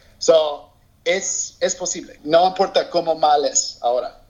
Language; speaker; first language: Spanish; non-native, learner; English